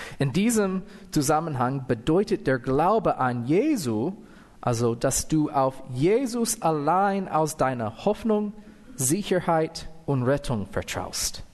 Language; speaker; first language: German; non-native, fluent; English